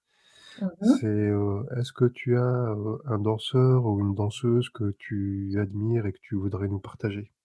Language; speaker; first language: French; native; French